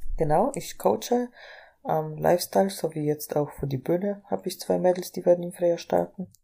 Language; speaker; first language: German; non-native, fluent; Polish